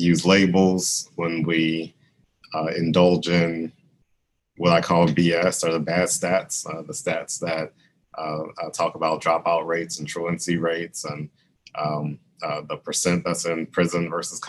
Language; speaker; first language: English; native; English